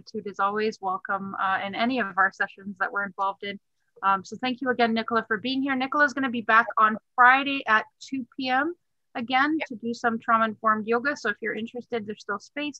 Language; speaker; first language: English; native; English